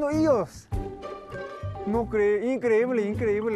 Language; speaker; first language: Spanish; non-native, learner; Korean